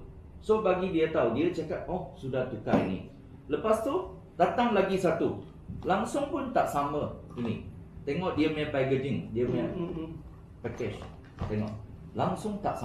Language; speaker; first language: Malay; non-native, local second language; Chinese